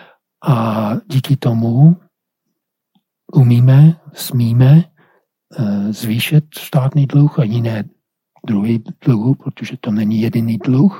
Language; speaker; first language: Czech; non-native, fluent; English